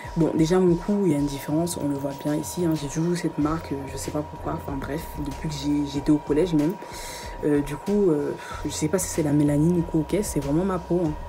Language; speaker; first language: French; early bilingual, other home language; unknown